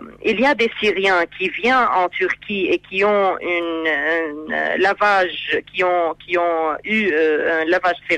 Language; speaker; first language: French; non-native, fluent; Arabic